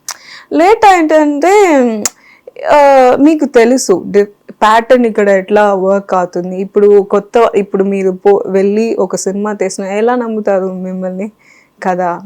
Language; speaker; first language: Telugu; non-native, fluent; Kannada